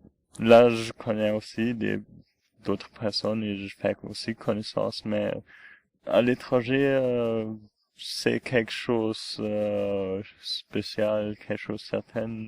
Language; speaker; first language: French; non-native, fluent; German